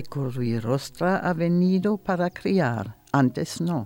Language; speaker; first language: Spanish; non-native, learner; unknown